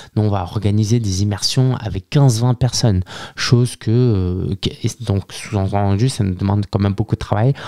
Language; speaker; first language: French; early bilingual, other home language; Chinese